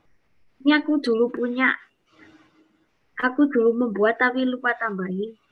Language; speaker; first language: Indonesian; non-native, local second language; English